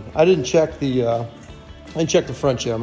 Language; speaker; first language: English; native; English